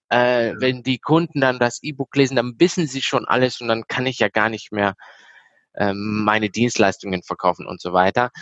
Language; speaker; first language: German; early bilingual, heritage; German